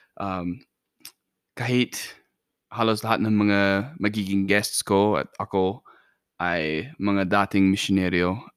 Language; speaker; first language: Filipino; non-native, fluent; English